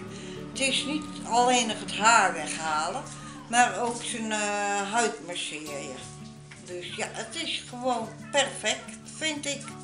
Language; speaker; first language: Dutch; native; Dutch